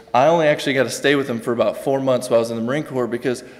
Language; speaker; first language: English; native; English